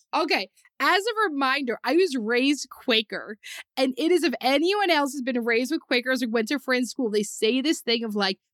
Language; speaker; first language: English; native; English